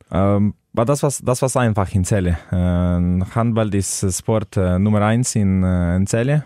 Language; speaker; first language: German; non-native, learner; Slovenian